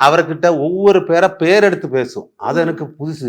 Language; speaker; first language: Tamil; non-native, learner; Malayalam